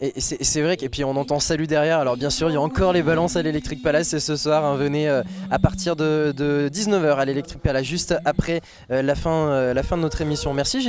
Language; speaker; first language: French; native; French